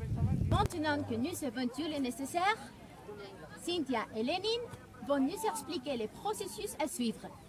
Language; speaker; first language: French; non-native, fluent; Spanish